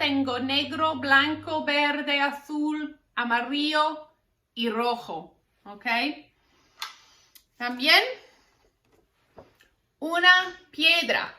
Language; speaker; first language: Spanish; non-native, learner; English